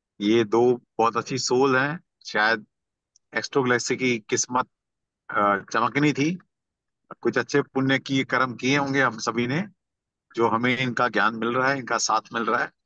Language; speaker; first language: Hindi; native; Hindi